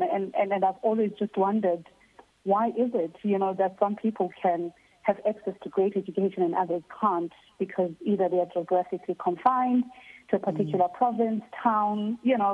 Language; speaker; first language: English; non-native, local second language; Xhosa